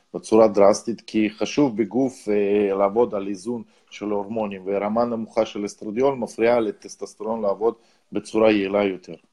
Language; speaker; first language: Hebrew; non-native, fluent; Russian